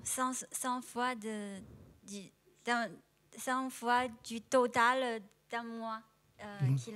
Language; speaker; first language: French; non-native, fluent; Chinese